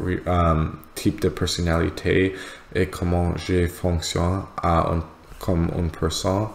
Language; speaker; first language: French; non-native, learner; English